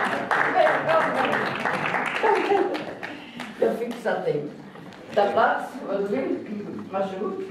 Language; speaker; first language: Swedish; non-native, fluent; Italian